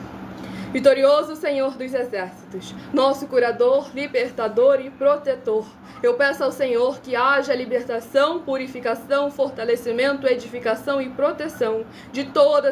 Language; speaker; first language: Portuguese; native; Portuguese